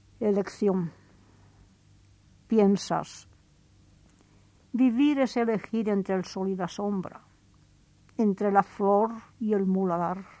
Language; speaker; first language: Spanish; native; Spanish